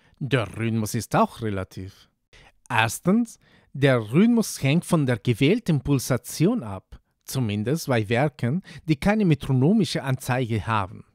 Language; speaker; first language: German; non-native, fluent; Spanish